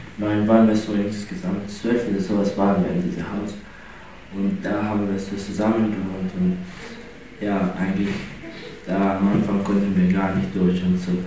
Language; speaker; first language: German; non-native, learner; Persian